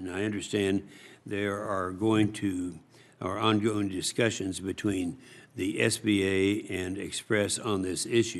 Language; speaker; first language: English; native; English